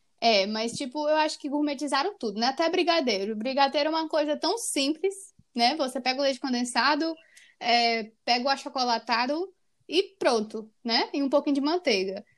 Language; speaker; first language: Portuguese; native; Portuguese